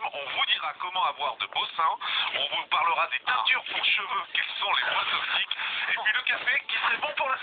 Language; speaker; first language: French; native; French